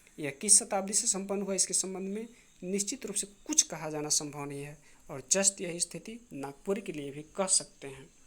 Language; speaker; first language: Hindi; native; Hindi